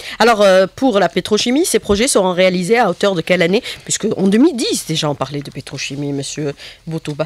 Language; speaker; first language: French; non-native, local second language; Arabic